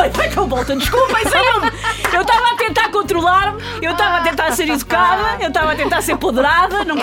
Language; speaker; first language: Portuguese; native; Portuguese